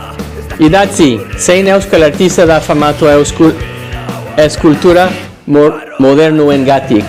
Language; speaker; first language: Basque; non-native, learner; English